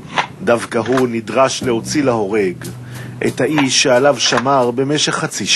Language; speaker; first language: Hebrew; native; Hebrew